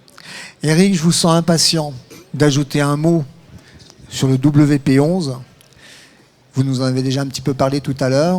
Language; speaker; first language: French; native; French